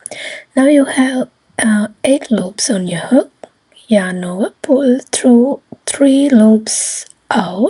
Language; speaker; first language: English; non-native, fluent; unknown